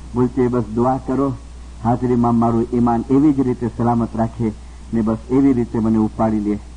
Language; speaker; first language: Hindi; non-native, local second language; Gujarati